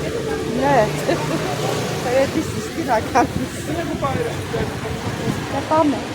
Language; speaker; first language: Greek; non-native, learner; Armenian